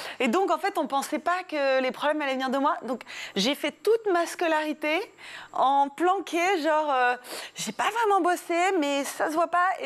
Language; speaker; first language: French; early bilingual, other home language; English